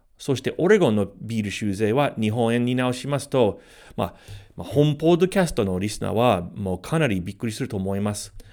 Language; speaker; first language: Japanese; non-native, fluent; English